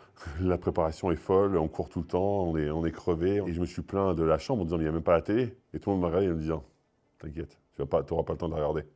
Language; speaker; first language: French; native; French